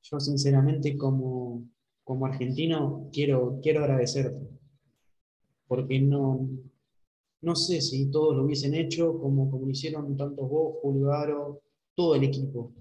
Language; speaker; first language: Spanish; native; Spanish